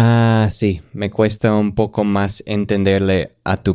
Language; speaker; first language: Spanish; non-native, fluent; English